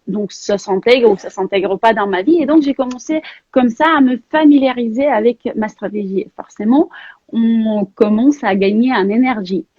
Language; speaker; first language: French; non-native, fluent; Russian